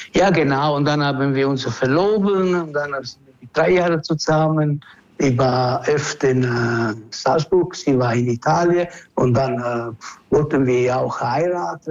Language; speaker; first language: German; non-native, fluent; Italian